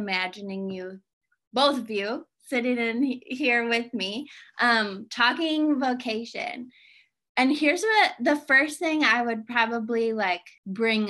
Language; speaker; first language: English; native; English